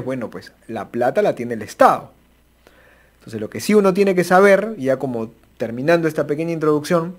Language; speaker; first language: Spanish; native; Spanish